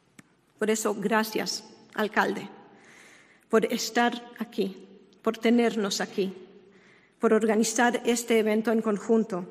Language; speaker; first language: Spanish; non-native, fluent; Hebrew